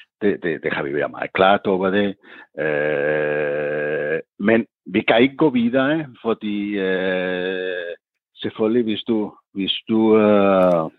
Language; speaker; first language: Danish; non-native, fluent; Catalan